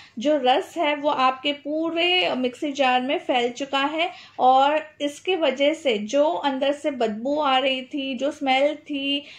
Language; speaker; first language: Hindi; non-native, local second language; Gujarati